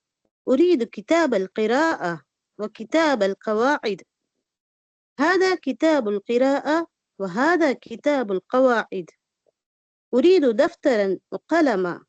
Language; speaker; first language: Arabic; non-native, learner; Tamil